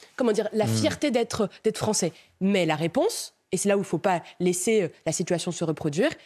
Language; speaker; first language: French; native; French